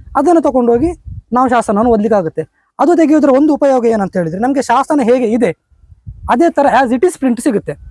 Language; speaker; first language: Kannada; non-native, local second language; Konkani